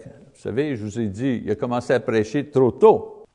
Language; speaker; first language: French; non-native, learner; English